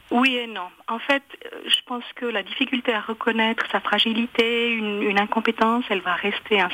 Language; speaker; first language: French; native; French